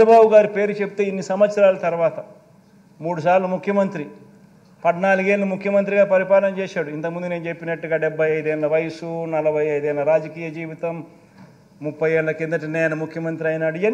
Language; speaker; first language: Telugu; native; Telugu